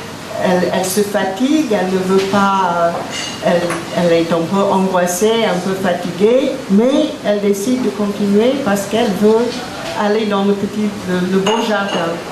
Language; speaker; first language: French; non-native, fluent; English